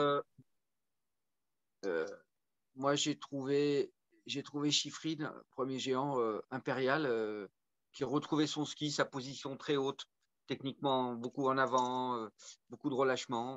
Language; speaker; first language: French; native; French